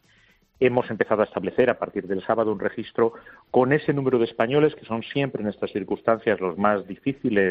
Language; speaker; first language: Spanish; native; Spanish